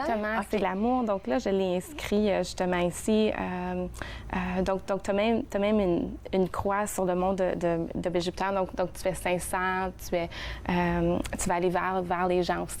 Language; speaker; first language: French; native; French